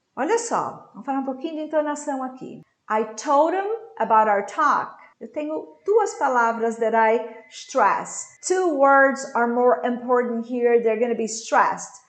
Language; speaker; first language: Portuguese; native; Portuguese